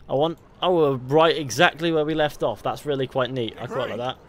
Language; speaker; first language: English; native; English